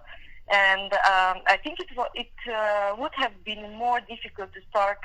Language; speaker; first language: English; non-native, fluent; Hungarian